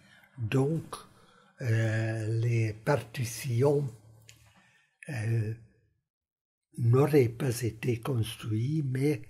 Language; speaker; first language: French; non-native, fluent; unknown